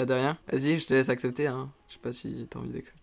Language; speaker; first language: French; native; French